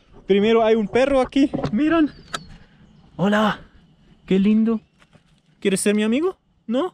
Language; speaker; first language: Spanish; non-native, fluent; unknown